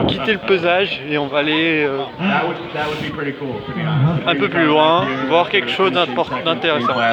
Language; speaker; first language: French; native; French